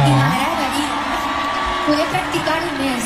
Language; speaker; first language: Catalan; non-native, local second language; Spanish